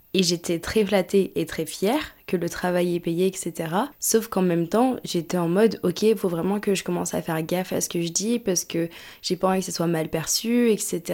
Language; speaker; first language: French; early bilingual, other home language; English